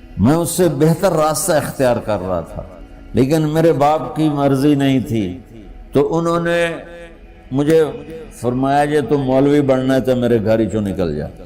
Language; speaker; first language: Urdu; non-native, local second language; Punjabi